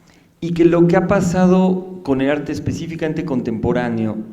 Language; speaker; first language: Spanish; native; Spanish